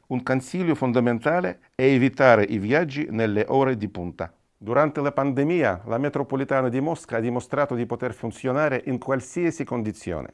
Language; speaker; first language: Italian; non-native, fluent; Russian